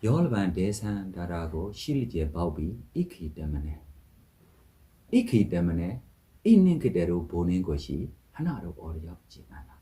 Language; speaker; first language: Korean; non-native, fluent; Burmese